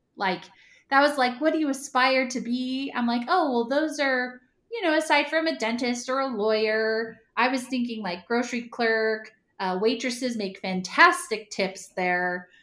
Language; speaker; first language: English; native; English